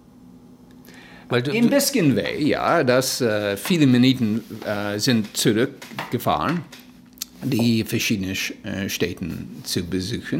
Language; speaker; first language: German; early bilingual, heritage; Plautdietsch